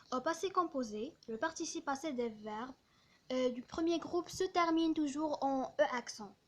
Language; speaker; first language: French; non-native, local second language; Arabic